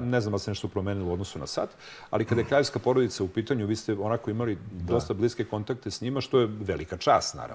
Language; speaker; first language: Serbian; native; Serbian